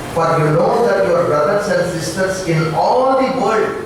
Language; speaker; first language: English; non-native, local second language; Telugu